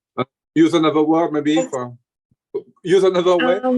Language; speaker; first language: English; non-native, learner; French